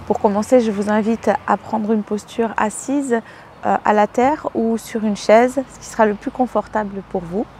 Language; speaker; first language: French; native; French